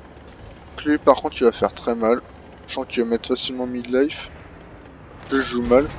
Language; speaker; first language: French; native; French